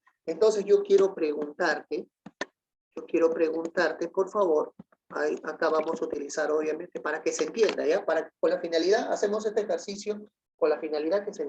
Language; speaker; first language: Spanish; native; Spanish